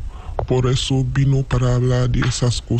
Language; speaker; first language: Spanish; non-native, learner; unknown